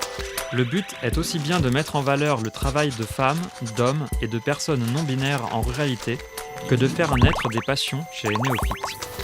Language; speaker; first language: French; native; French